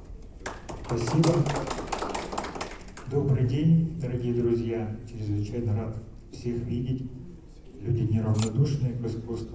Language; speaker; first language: Russian; native; Russian